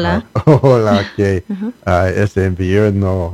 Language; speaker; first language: Spanish; non-native, learner; English